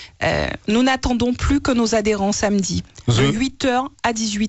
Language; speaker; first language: French; native; French